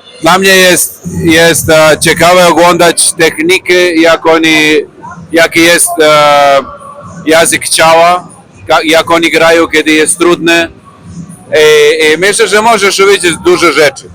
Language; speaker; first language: Polish; non-native, learner; Serbian